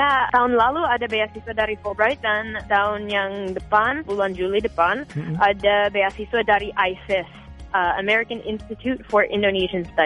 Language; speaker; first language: Indonesian; non-native, fluent; English